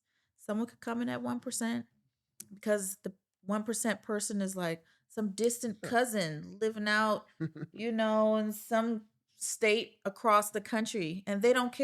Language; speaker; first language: English; native; English